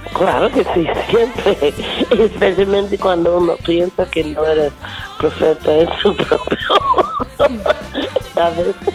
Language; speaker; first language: Spanish; non-native, fluent; English